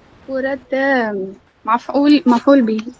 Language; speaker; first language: Arabic; non-native, learner; Tamil